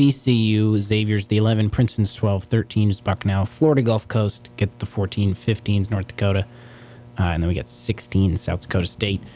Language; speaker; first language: English; native; English